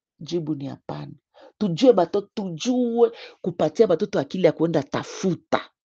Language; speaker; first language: Swahili; native; Swahili